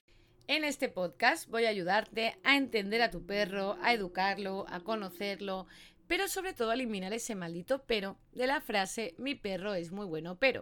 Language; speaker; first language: Spanish; native; Spanish